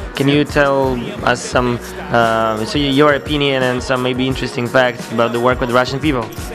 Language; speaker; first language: English; non-native, fluent; Russian